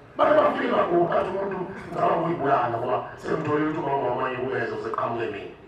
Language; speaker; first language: Zulu; native; Zulu